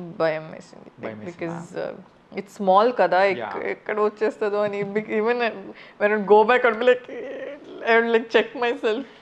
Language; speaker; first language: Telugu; non-native, fluent; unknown